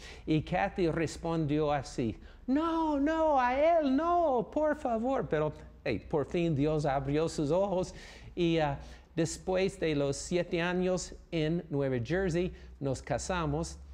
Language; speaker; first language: Spanish; non-native, fluent; English